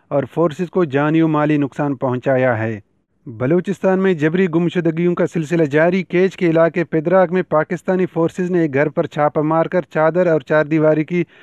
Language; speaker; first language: Urdu; non-native, local second language; Baluchi